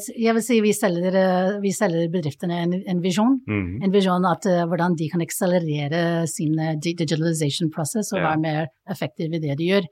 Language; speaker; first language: Norwegian; non-native, fluent; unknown